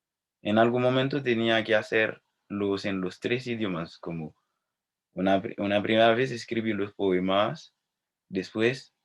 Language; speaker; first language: Spanish; non-native, fluent; Haitian Creole